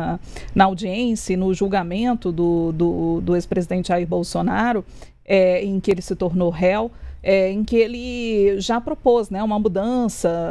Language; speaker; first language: Portuguese; native; Portuguese